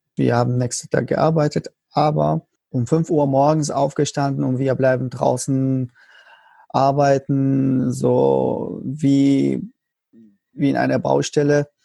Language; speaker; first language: German; non-native, learner; Arabic